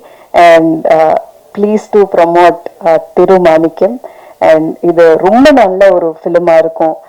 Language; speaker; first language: Tamil; non-native, fluent; Malayalam